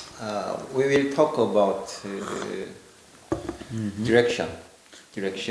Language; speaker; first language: English; non-native, learner; Korean